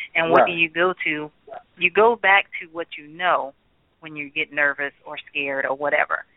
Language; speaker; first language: English; native; English